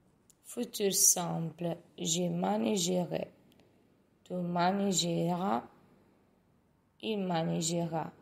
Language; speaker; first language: French; non-native, learner; Italian